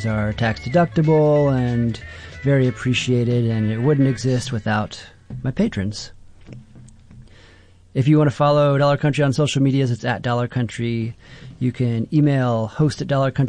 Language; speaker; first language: English; native; English